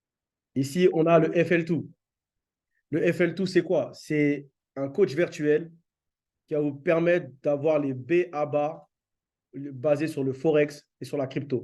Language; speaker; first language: French; native; French